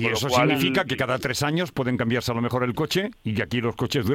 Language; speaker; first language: Spanish; native; Spanish